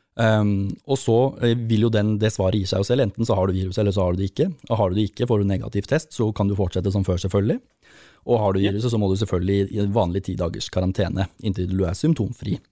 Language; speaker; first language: Norwegian; native; Norwegian